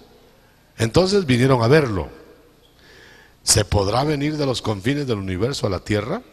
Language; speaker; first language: Spanish; native; Spanish